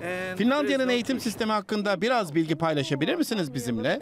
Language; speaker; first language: Turkish; native; Turkish